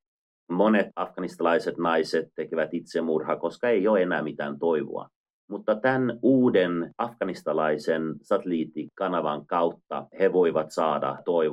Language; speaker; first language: Finnish; non-native, fluent; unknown